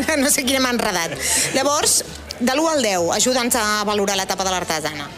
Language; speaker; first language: Catalan; native; Catalan